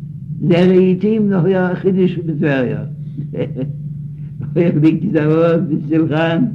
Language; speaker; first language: Hebrew; non-native, fluent; Yiddish